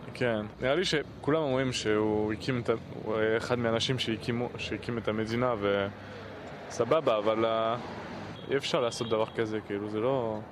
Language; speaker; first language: Hebrew; non-native, fluent; French